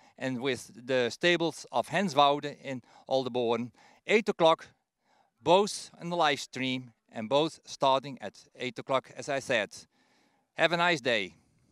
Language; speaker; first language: English; non-native, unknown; Dutch